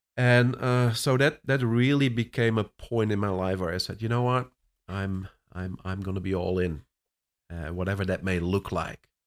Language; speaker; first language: English; non-native, fluent; Dutch